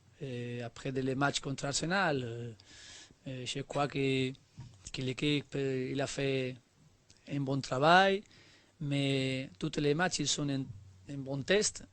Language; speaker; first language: French; non-native, learner; Spanish